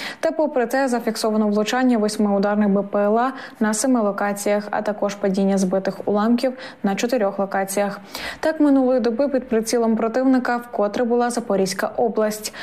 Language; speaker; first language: Ukrainian; native; Ukrainian